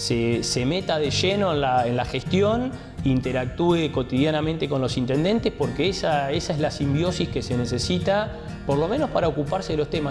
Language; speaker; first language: Spanish; native; Spanish